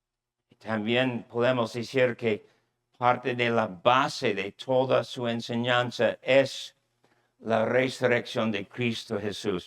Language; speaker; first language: Spanish; non-native, fluent; English